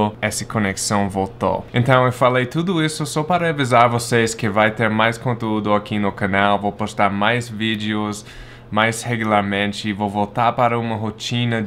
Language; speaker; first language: Portuguese; non-native, fluent; English